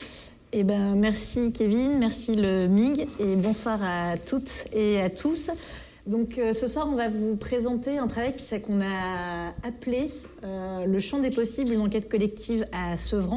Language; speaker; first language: French; native; French